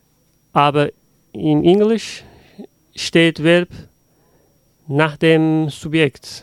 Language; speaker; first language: German; non-native, learner; Uzbek